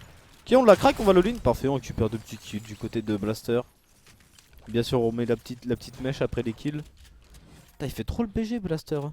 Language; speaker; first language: French; native; French